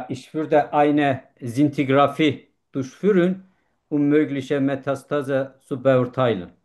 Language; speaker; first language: German; non-native, learner; Turkish